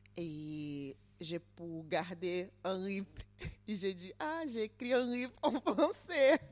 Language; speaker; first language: French; non-native, learner; Portuguese